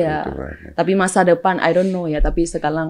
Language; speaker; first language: Indonesian; non-native, fluent; Thai